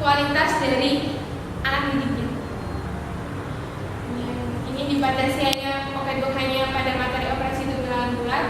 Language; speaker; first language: Indonesian; native; Indonesian